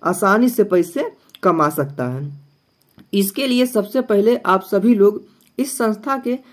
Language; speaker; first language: Hindi; native; Hindi